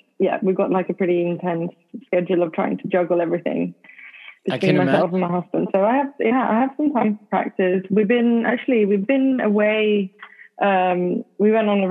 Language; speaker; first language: English; non-native, fluent; Swedish